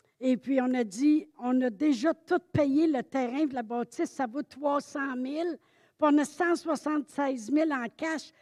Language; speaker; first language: French; native; French